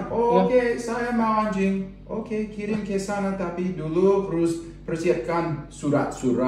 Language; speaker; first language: Indonesian; non-native, learner; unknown